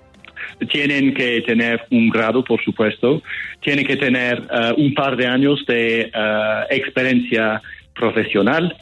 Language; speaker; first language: Spanish; non-native, fluent; English